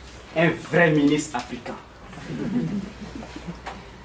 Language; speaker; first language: French; non-native, local second language; Bambara